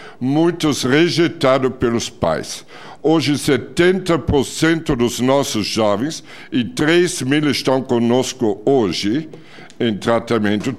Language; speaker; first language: Portuguese; non-native, fluent; German